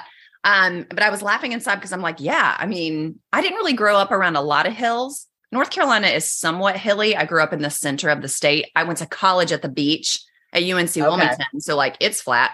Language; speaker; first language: English; native; English